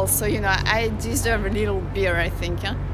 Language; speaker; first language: English; non-native, fluent; French